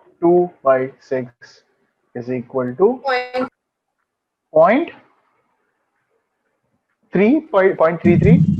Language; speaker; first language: English; non-native, local second language; Hindi